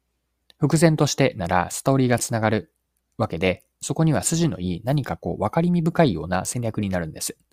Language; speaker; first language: Japanese; native; Japanese